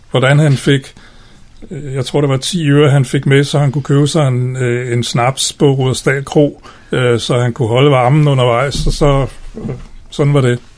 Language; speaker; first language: Danish; native; Danish